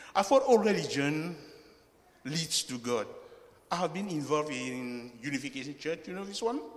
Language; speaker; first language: English; non-native, fluent; Chinese